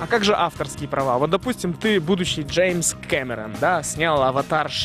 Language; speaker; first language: Russian; native; Russian